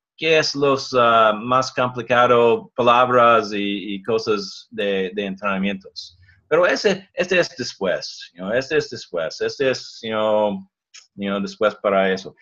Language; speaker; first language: Spanish; non-native, learner; English